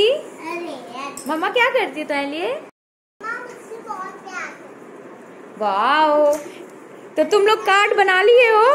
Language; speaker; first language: Hindi; native; Hindi